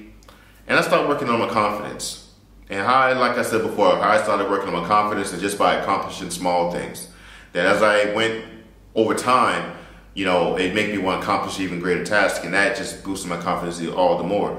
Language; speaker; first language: English; native; English